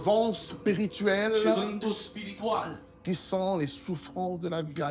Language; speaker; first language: French; non-native, learner; Romanian